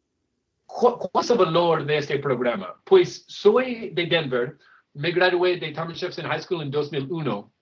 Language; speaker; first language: Spanish; non-native, fluent; English